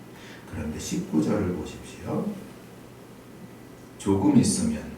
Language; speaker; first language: Korean; native; Korean